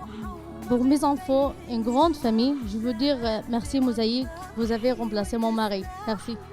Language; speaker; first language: French; non-native, learner; Arabic